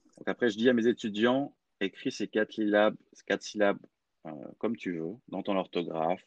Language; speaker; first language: French; native; French